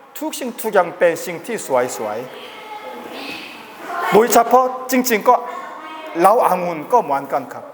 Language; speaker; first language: Thai; non-native, learner; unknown